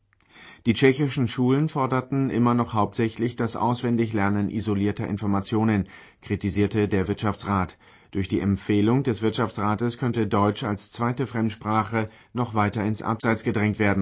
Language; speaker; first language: German; native; German